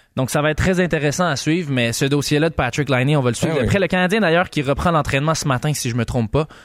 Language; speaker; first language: French; native; French